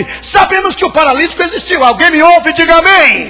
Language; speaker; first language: Portuguese; native; Portuguese